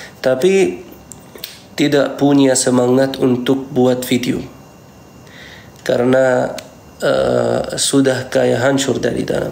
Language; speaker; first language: Indonesian; non-native, fluent; Arabic